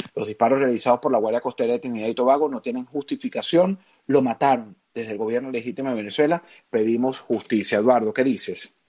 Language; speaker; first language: Spanish; native; Spanish